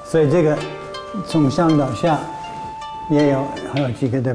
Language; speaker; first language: Chinese; non-native, learner; English